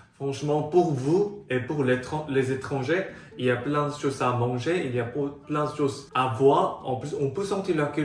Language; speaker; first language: French; non-native, fluent; Korean